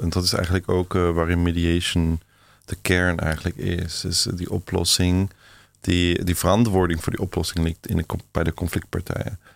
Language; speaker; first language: Dutch; non-native, fluent; German